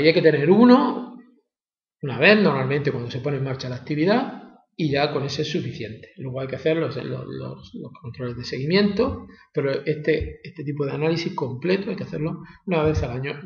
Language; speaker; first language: Spanish; native; Spanish